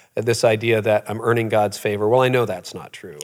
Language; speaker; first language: English; native; English